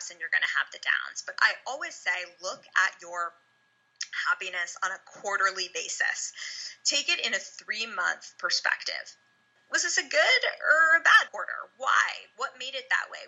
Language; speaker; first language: English; native; English